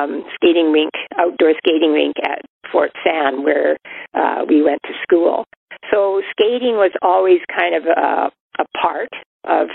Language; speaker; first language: English; native; English